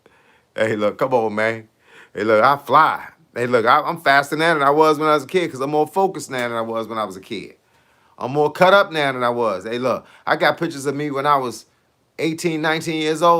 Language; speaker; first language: English; native; English